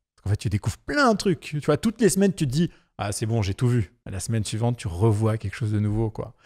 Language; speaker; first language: French; native; French